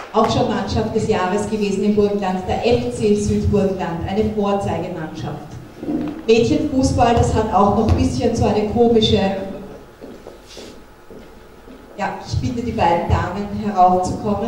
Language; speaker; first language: German; native; German